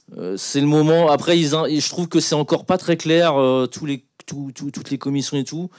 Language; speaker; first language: French; native; French